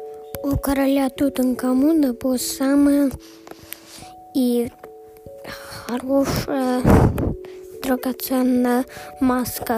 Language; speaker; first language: Russian; early bilingual, heritage; Russian